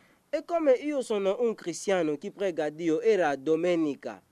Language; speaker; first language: Italian; non-native, learner; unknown